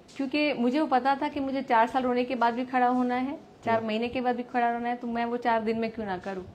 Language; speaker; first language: Hindi; non-native, local second language; Gujarati